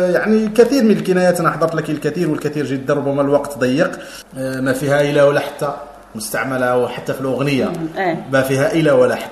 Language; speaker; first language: Arabic; native; Arabic